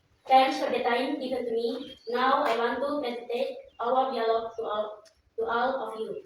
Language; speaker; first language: English; non-native, learner; Indonesian